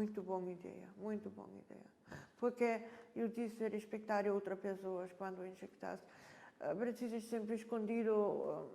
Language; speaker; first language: Portuguese; non-native, learner; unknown